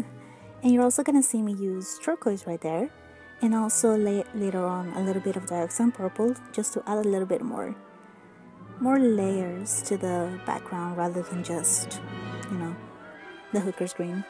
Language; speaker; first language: English; non-native, fluent; Spanish